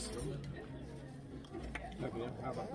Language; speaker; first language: Swedish; non-native, learner; Thai